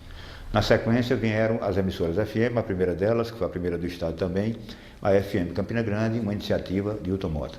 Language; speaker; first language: Portuguese; native; Portuguese